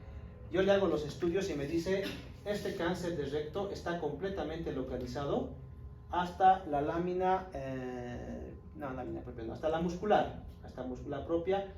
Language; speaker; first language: Spanish; native; Spanish